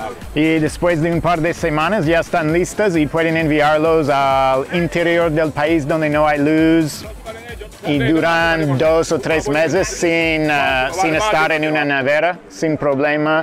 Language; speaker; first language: Spanish; non-native, fluent; English